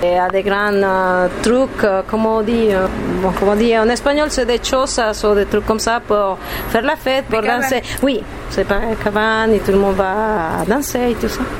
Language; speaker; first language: French; non-native, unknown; Spanish